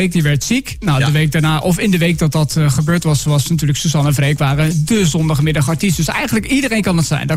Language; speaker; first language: Dutch; native; Dutch